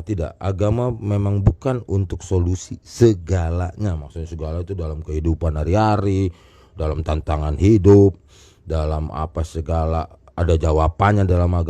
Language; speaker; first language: Indonesian; native; Indonesian